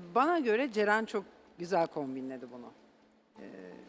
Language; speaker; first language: Turkish; native; Turkish